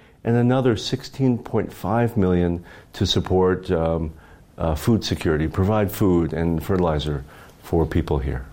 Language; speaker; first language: English; native; English